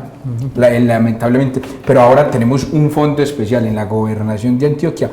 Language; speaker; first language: Spanish; native; Spanish